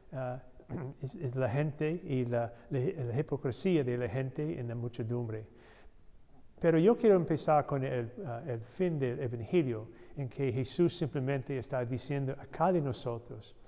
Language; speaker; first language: Spanish; non-native, learner; English